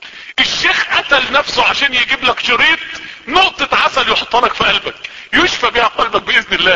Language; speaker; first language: Arabic; native; Arabic